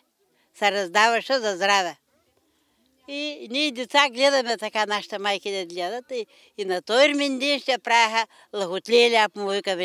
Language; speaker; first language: Bulgarian; native; Bulgarian